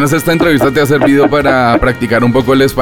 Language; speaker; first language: Spanish; native; Spanish